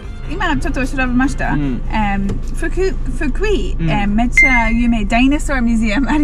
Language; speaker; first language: Japanese; non-native, learner; English